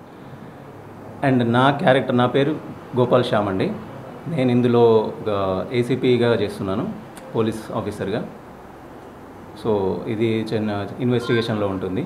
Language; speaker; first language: Telugu; native; Telugu